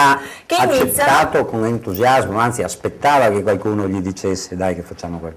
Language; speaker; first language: Italian; native; Italian